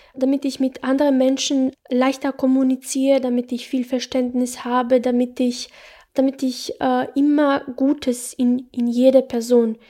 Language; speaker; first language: German; non-native, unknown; Bosnian